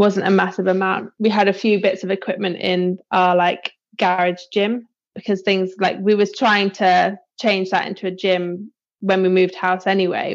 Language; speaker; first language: English; native; English